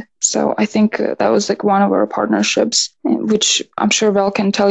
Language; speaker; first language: English; non-native, fluent; Russian